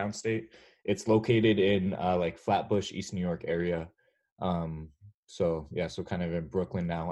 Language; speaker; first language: English; native; English